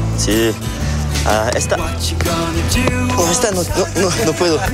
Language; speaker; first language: Spanish; non-native, learner; French